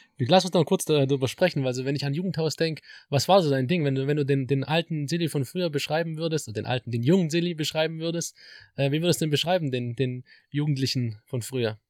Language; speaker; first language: German; native; German